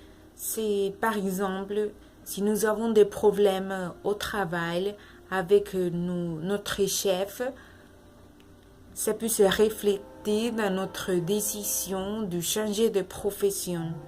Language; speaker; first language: French; non-native, learner; Spanish